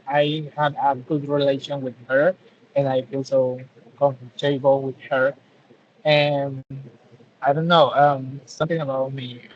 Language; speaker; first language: English; non-native, learner; Spanish